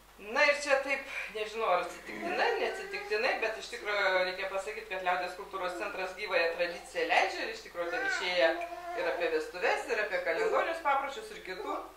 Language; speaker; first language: Lithuanian; native; Lithuanian